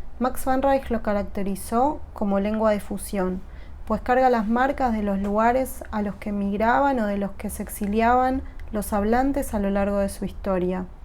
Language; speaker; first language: Spanish; native; Spanish